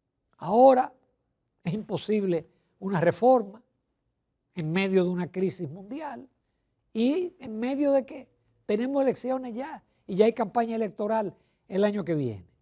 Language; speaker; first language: Spanish; native; Spanish